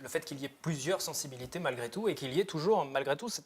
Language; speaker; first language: French; native; French